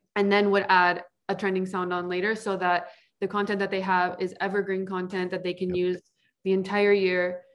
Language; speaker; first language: English; native; English